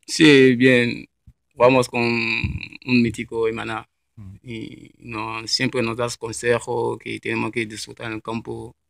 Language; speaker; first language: Spanish; non-native, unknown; French